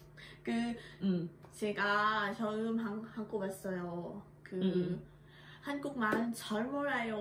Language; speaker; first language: Korean; non-native, learner; Thai